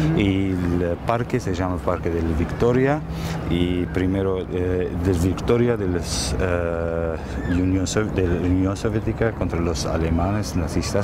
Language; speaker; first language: Spanish; non-native, learner; Armenian